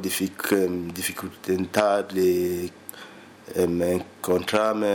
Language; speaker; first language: Spanish; non-native, learner; English